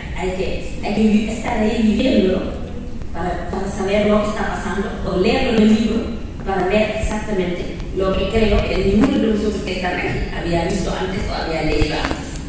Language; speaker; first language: Spanish; non-native, learner; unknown